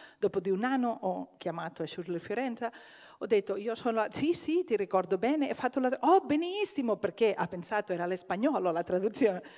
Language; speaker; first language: Italian; non-native, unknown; Catalan